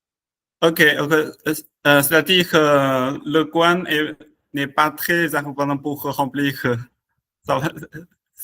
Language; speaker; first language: French; non-native, learner; Chinese